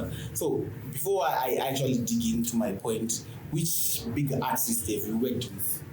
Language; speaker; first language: English; non-native, local second language; Shona